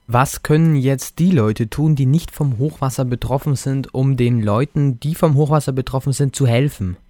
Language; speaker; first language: German; native; German